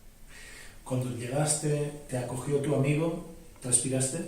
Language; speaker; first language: Spanish; native; Spanish